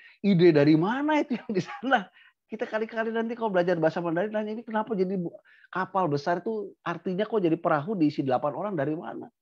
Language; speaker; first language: Indonesian; native; Indonesian